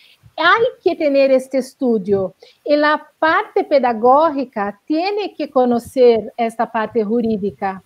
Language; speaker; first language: Spanish; non-native, learner; Portuguese